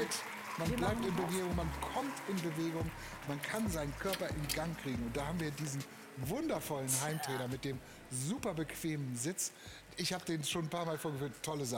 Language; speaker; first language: German; native; German